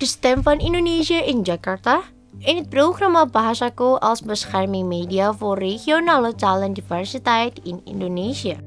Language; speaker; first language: Dutch; non-native, learner; Indonesian